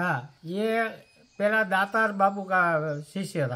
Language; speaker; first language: Hindi; non-native, local second language; Gujarati